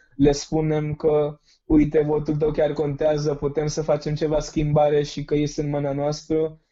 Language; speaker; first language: Romanian; non-native, fluent; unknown